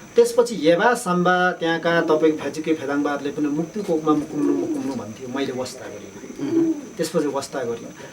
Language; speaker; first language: Nepali; non-native, local second language; Limbu